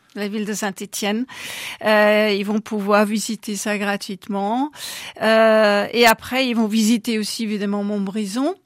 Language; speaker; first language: French; non-native, fluent; German